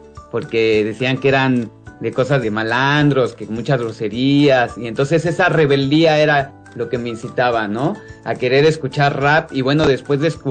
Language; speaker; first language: Spanish; native; Spanish